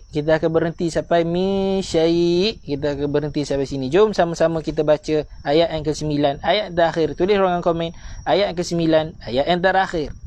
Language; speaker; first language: Malay; native; Malay